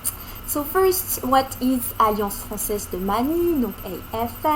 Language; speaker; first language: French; non-native, fluent; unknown